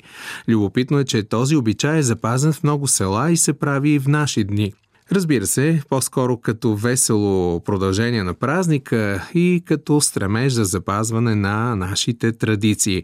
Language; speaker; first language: Bulgarian; native; Bulgarian